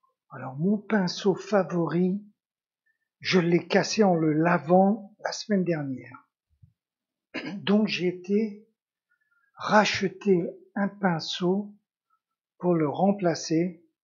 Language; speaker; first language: French; native; French